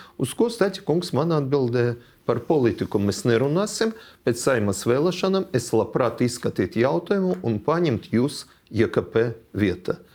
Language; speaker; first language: Latvian; non-native, local second language; Russian